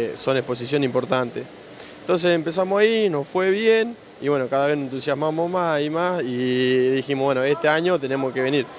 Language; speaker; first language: Spanish; native; Spanish